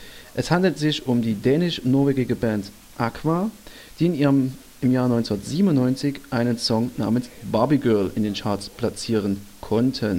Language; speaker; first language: German; native; German